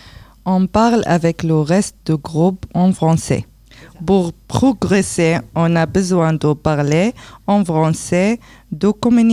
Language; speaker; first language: French; non-native, learner; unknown